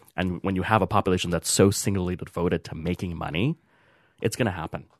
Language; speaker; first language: English; early bilingual, other home language; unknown